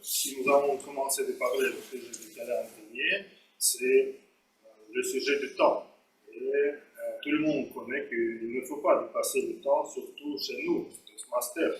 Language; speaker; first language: French; non-native, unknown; Russian